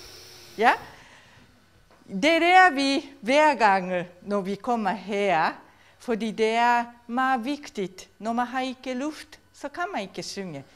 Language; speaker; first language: Danish; non-native, fluent; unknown